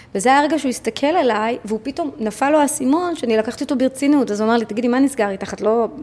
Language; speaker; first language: Hebrew; early bilingual, other home language; Arabic